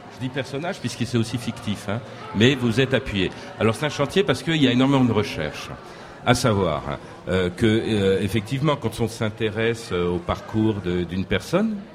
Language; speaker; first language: French; native; French